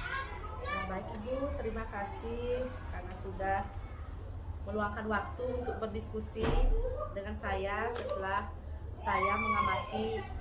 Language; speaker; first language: Indonesian; native; Indonesian